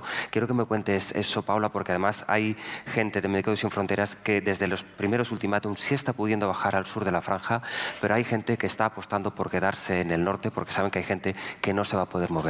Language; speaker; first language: Spanish; native; Spanish